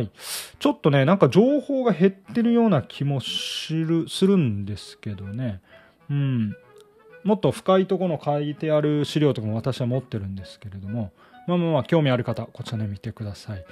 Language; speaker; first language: Japanese; native; Japanese